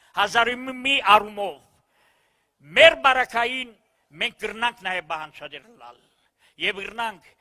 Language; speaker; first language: Armenian; early bilingual, heritage; Armenian